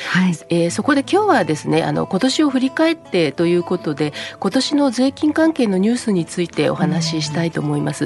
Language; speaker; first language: Japanese; native; Japanese